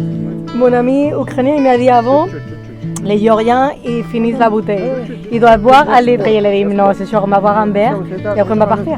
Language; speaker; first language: French; non-native, fluent; Spanish